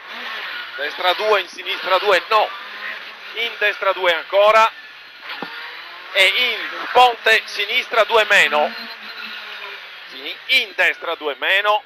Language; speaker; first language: Italian; native; Italian